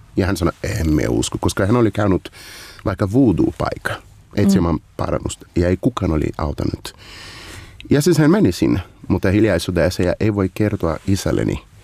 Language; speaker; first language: Finnish; non-native, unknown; Portuguese